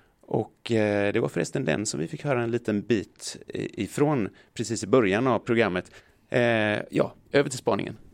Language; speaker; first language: Swedish; native; Swedish